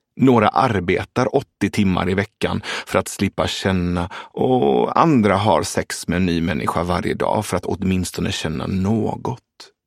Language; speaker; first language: Swedish; early bilingual, other home language; Persian